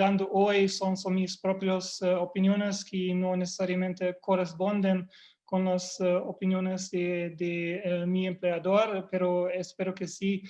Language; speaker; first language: Spanish; non-native, fluent; German